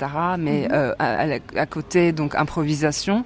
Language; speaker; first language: French; non-native, fluent; Turkish